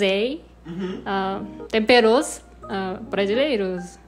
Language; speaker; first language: Portuguese; non-native, learner; Korean